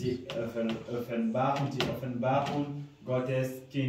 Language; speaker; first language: German; non-native, fluent; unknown